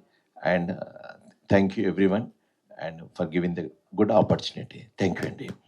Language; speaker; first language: Telugu; native; Telugu